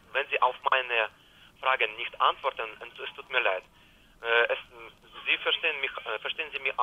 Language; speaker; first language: German; non-native, learner; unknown